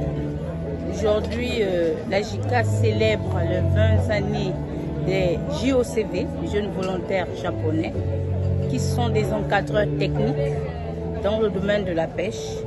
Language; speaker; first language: French; native; French